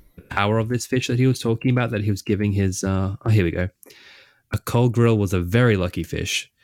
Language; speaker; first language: English; native; English